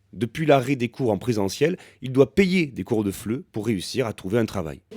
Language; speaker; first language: French; native; French